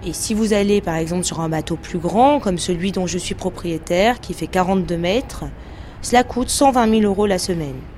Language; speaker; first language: French; native; French